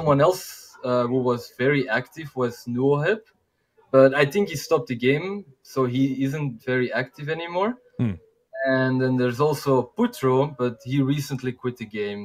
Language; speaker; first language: English; non-native, fluent; Dutch